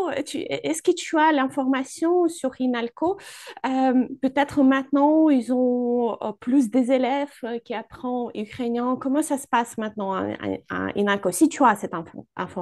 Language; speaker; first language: French; non-native, fluent; Ukrainian